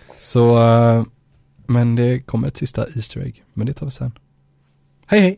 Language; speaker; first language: Swedish; native; Swedish